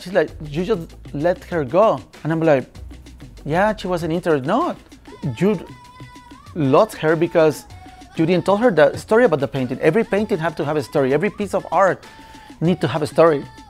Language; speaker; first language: English; non-native, fluent; Spanish